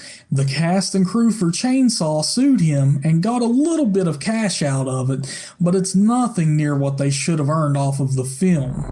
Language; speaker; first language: English; native; English